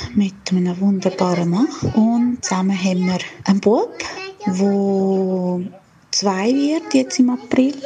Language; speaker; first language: German; non-native, fluent; Spanish